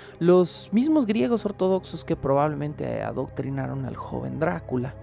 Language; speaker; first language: Spanish; native; Spanish